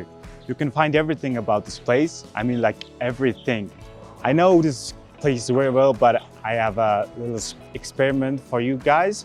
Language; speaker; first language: English; non-native, learner; Mongolian